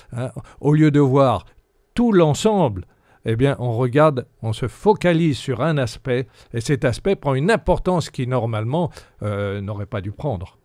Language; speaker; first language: French; native; French